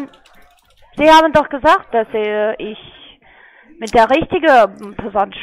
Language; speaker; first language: German; non-native, learner; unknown